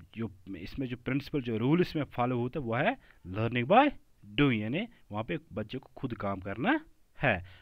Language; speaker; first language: Hindi; non-native, local second language; Kashmiri